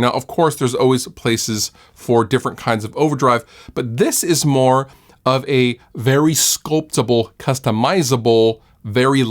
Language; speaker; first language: English; native; English